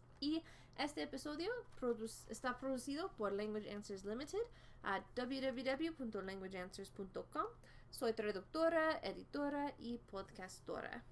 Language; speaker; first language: Spanish; non-native, fluent; English